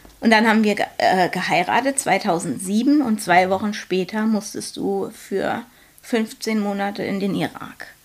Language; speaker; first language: German; native; German